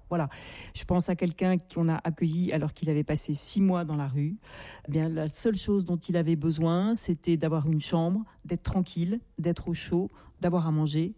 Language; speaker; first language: French; native; French